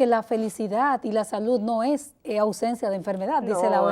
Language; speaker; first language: Spanish; native; Spanish